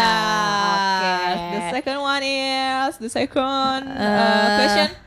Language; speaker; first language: English; non-native, learner; Indonesian